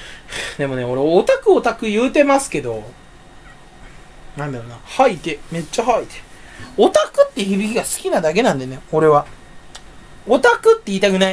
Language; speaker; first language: Japanese; native; Japanese